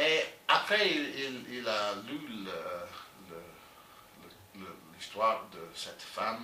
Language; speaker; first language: French; non-native, learner; English